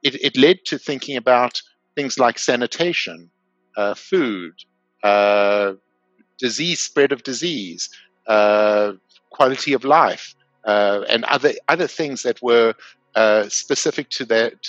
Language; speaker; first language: English; native; English